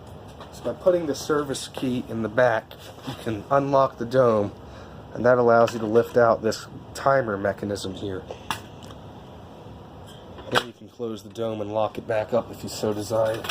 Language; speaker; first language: English; native; English